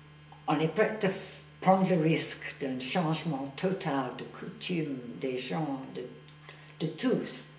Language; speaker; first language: French; non-native, fluent; English